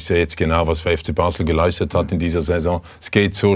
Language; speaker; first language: German; native; German